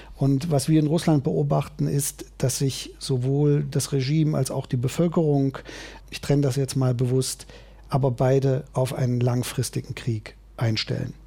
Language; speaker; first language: German; native; German